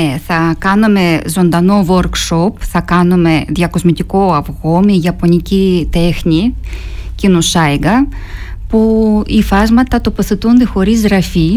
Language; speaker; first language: Greek; non-native, fluent; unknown